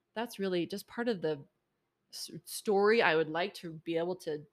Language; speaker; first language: English; native; English